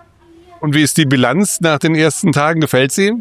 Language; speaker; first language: German; native; German